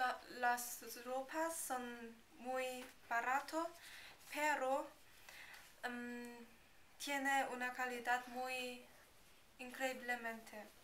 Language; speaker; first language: Spanish; non-native, learner; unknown